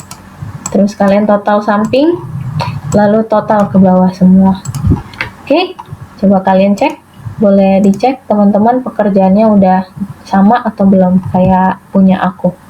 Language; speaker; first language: Indonesian; native; Indonesian